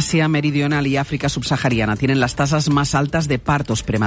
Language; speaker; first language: Spanish; native; Spanish